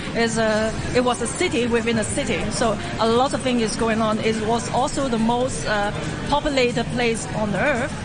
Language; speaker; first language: English; non-native, local second language; Cantonese